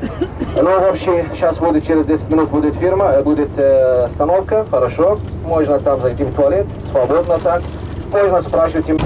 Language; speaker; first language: Russian; non-native, learner; Arabic